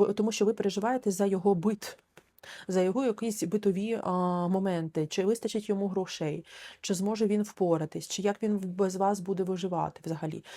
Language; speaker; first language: Ukrainian; non-native, local second language; Russian